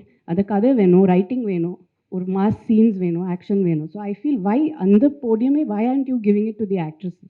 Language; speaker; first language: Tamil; non-native, fluent; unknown